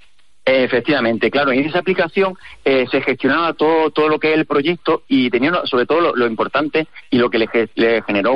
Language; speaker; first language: Spanish; native; Spanish